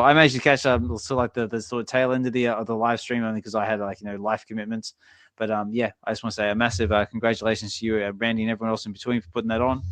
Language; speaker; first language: English; native; English